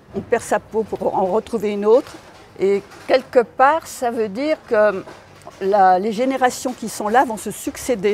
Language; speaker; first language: French; native; French